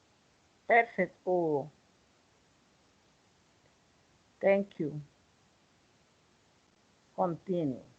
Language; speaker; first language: English; non-native, learner; Spanish